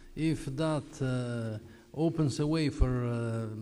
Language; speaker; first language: English; non-native, fluent; Italian